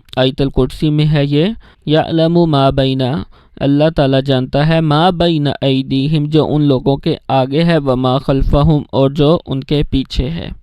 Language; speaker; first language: Urdu; native; Urdu